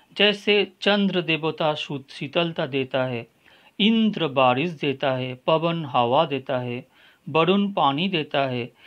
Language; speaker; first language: Hindi; non-native, local second language; Bangla